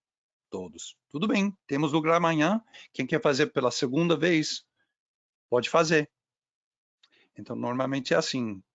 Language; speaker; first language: Portuguese; non-native, fluent; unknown